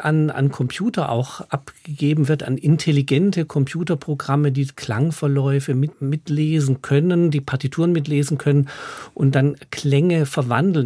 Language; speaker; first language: German; native; German